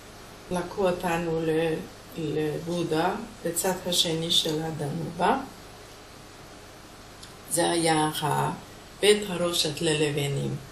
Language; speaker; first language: Hebrew; non-native, fluent; Hungarian